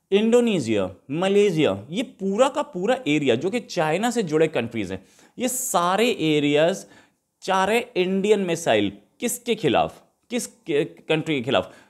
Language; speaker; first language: Hindi; native; Hindi